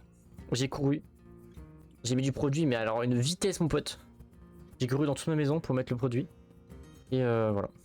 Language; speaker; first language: French; native; French